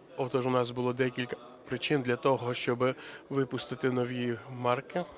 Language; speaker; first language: Ukrainian; native; Ukrainian